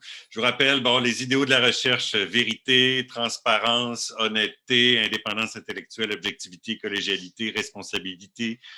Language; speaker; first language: French; native; French